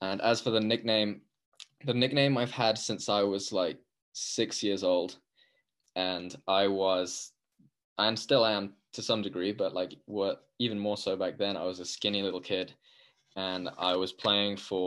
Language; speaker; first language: English; native; English